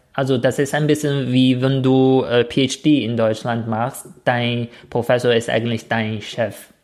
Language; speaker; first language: German; non-native, fluent; Chinese